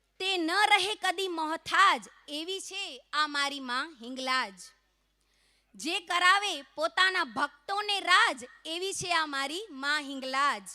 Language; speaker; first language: Gujarati; non-native, local second language; Kachhi